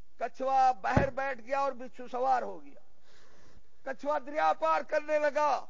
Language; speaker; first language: Urdu; non-native, local second language; Punjabi